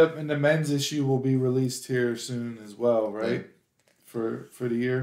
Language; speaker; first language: English; native; English